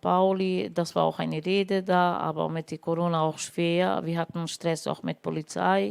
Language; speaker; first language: German; non-native, learner; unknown